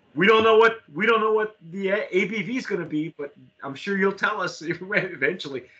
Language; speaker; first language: English; native; English